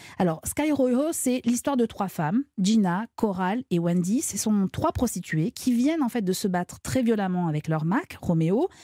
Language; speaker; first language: French; native; French